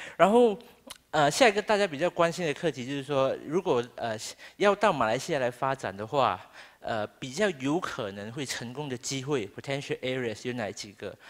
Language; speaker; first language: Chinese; native; Chinese